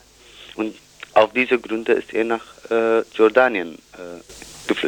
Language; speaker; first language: German; non-native, fluent; Kurdish